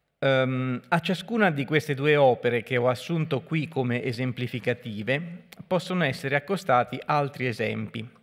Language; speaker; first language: Italian; native; Italian